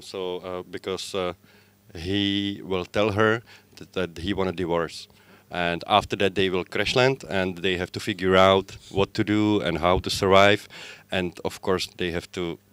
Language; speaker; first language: English; non-native, fluent; Czech